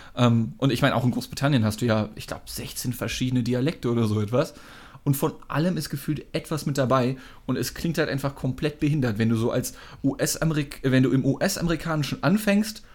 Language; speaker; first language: German; native; German